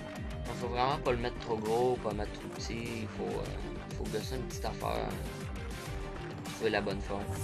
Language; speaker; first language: French; native; French